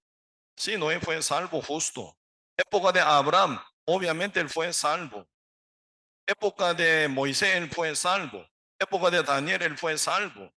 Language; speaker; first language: Spanish; non-native, learner; Korean